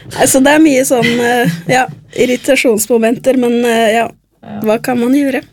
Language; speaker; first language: Norwegian; early bilingual, other home language; Spanish